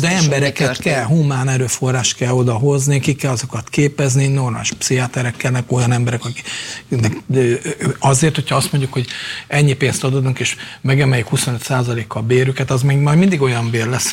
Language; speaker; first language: Hungarian; native; Hungarian